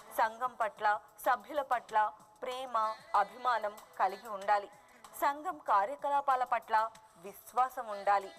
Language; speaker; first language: Telugu; early bilingual, heritage; Telugu